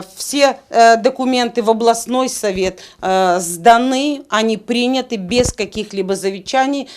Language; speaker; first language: Russian; native; Russian